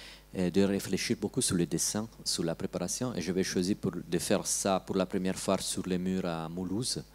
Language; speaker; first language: French; non-native, learner; Italian